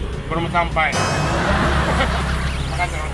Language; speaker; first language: Indonesian; non-native, learner; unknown